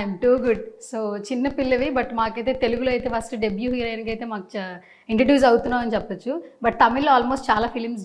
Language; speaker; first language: Telugu; native; Telugu